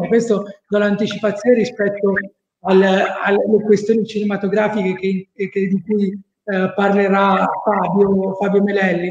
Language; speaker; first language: Italian; native; Italian